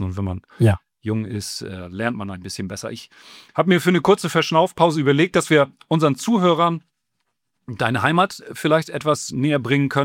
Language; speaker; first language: German; native; German